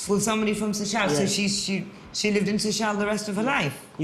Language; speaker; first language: English; native; English